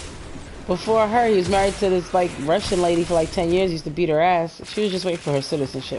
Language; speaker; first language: English; native; English